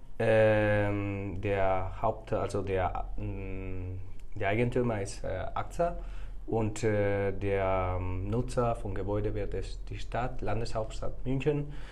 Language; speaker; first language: German; non-native, fluent; Spanish